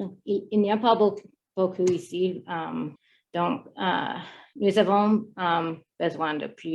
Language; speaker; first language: French; non-native, learner; English